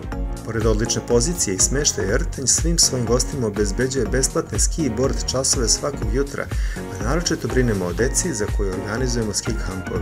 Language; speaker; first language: Serbian; native; Serbian